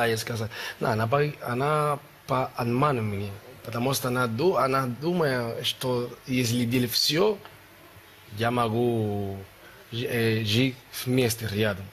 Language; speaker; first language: Russian; non-native, learner; Spanish